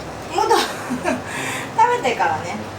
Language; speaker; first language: Japanese; native; Japanese